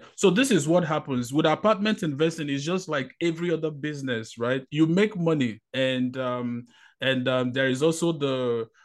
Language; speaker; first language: English; non-native, local second language; Igbo